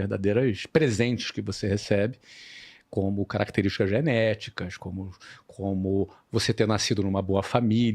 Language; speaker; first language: Portuguese; native; Portuguese